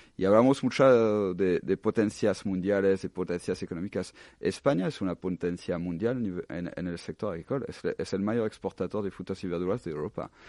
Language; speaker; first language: Spanish; non-native, fluent; French